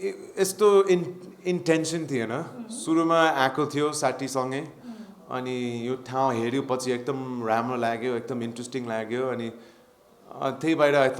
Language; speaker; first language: Nepali; non-native, learner; English